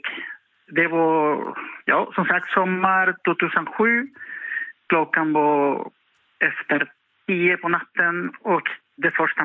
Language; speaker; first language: Swedish; non-native, fluent; Spanish